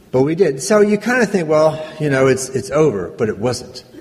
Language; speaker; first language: English; native; English